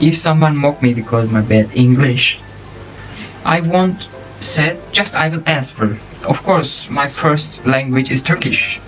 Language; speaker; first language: English; non-native, learner; Turkish